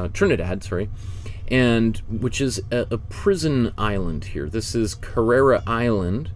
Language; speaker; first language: English; native; English